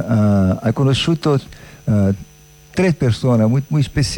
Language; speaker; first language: Italian; non-native, learner; Portuguese